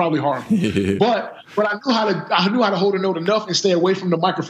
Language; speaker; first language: English; native; English